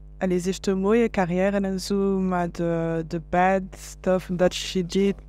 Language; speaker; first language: Dutch; non-native, local second language; French